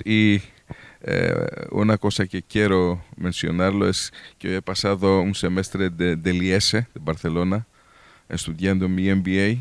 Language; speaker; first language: Spanish; non-native, learner; Greek